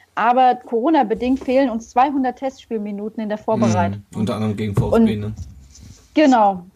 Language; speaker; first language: German; native; German